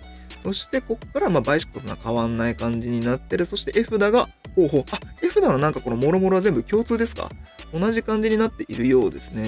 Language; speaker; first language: Japanese; native; Japanese